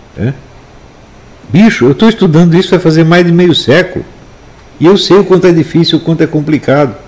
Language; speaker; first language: Portuguese; native; Portuguese